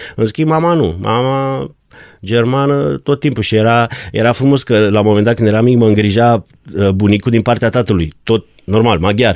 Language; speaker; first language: Romanian; non-native, local second language; German